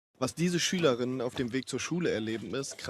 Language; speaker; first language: German; native; German